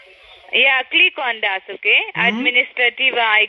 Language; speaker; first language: German; non-native, learner; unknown